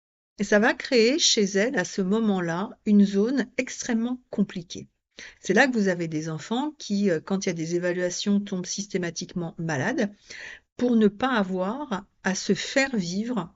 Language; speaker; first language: French; native; French